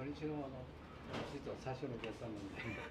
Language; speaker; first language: Japanese; native; Japanese